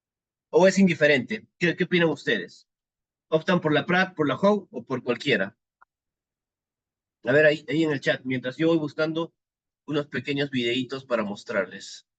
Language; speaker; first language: Spanish; native; Spanish